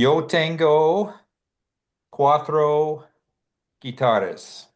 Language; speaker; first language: Spanish; non-native, learner; English